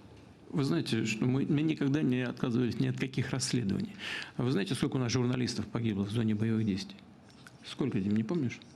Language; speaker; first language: Russian; native; Russian